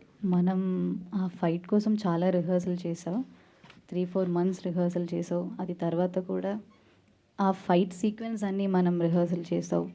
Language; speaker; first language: Telugu; non-native, learner; Malayalam